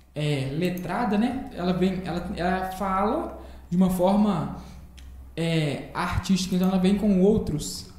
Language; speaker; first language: Portuguese; non-native, fluent; Korean